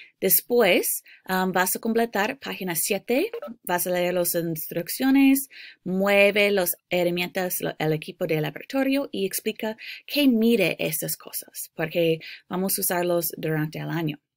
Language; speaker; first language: Spanish; non-native, fluent; English